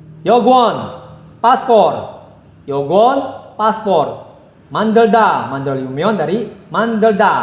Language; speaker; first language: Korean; non-native, fluent; Indonesian